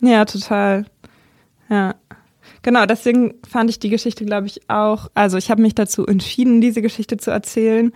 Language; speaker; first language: German; native; German